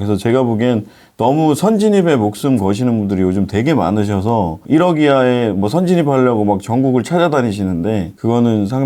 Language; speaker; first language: Korean; native; Korean